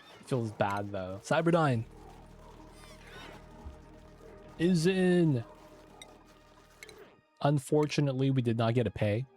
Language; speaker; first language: English; native; English